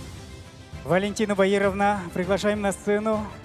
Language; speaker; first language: Russian; native; Russian